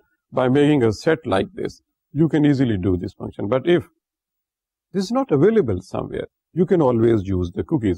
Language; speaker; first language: English; non-native, local second language; Urdu